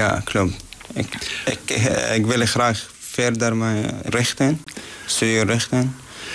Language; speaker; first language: Dutch; non-native, learner; Arabic